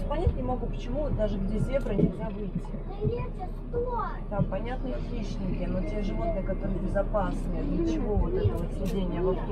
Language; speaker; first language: Russian; native; Russian